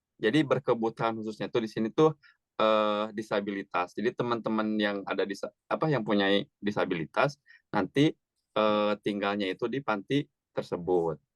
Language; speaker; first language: Indonesian; native; Indonesian